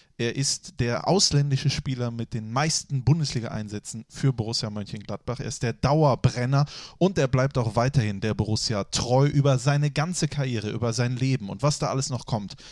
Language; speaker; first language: German; native; German